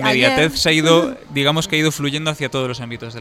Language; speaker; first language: Spanish; native; Spanish